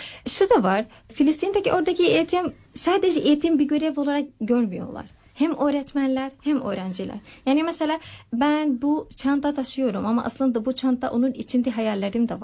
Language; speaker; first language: Turkish; non-native, learner; Arabic